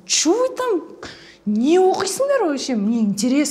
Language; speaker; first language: Russian; non-native, local second language; Kazakh